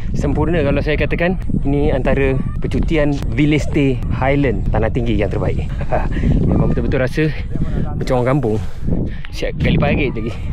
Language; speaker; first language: Malay; native; Malay